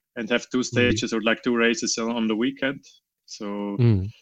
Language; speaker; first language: English; non-native, learner; Romansh